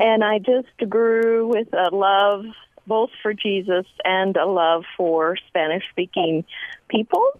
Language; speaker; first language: English; early bilingual, other home language; Spanish